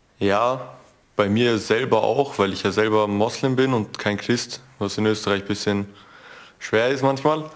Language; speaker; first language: German; early bilingual, other home language; Albanian